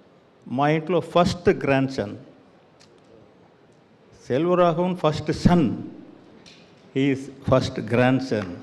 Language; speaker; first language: Telugu; non-native, learner; Tamil